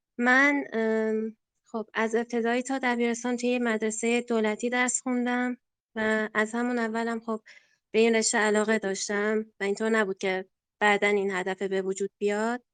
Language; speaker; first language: Persian; non-native, local second language; Azerbaijani